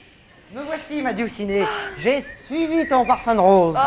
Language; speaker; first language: French; native; French